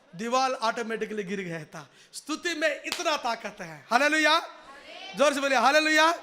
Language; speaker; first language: Hindi; non-native, local second language; Telugu